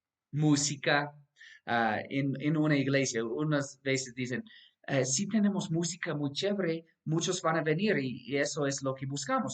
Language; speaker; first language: Spanish; non-native, fluent; English